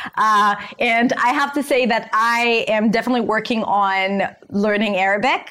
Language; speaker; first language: English; non-native, fluent; Hebrew